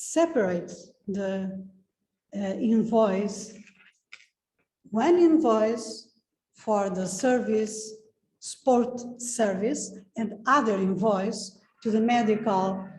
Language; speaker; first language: English; non-native, fluent; Portuguese